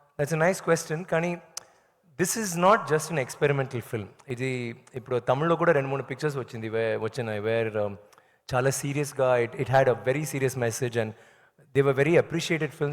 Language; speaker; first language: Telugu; non-native, learner; Tamil